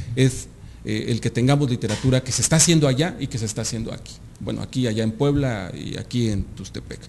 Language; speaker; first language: Spanish; native; Spanish